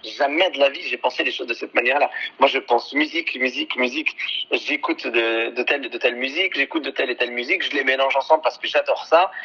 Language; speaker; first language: French; early bilingual, other home language; Arabic